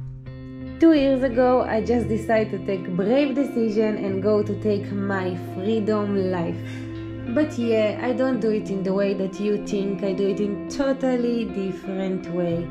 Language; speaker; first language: English; non-native, learner; Hebrew